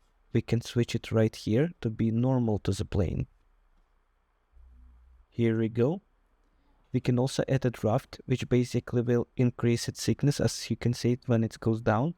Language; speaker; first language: English; non-native, fluent; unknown